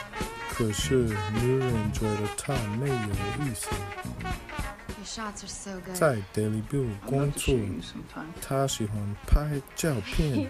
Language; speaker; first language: Chinese; non-native, learner; English